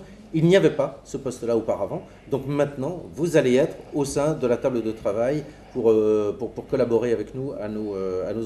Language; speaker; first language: French; native; French